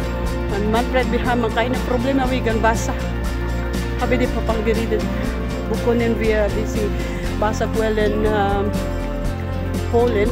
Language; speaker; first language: German; non-native, learner; Filipino